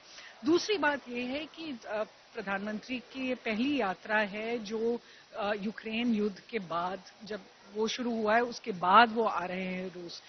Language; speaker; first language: Hindi; native; Hindi